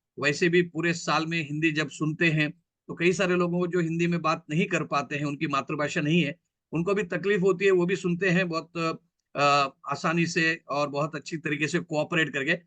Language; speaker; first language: Hindi; non-native, local second language; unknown